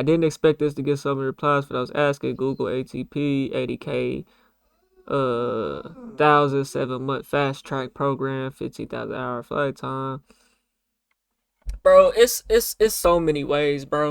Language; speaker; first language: English; native; English